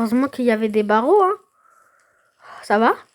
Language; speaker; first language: French; native; French